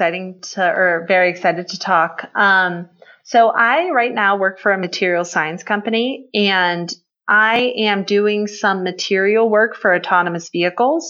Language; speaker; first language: English; native; English